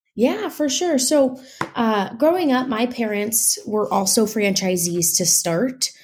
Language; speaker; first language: English; native; English